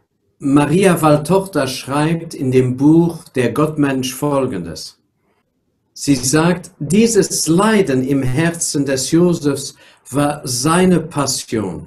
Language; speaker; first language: German; non-native, local second language; Luxembourgish